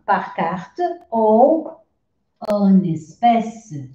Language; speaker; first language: French; non-native, fluent; Portuguese